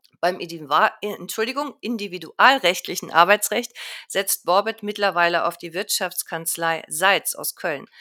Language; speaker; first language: German; native; German